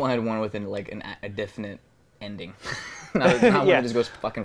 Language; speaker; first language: English; native; English